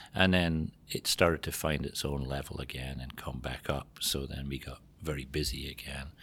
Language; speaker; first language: English; native; English